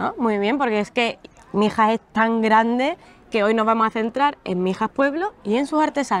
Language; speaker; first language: Spanish; native; Spanish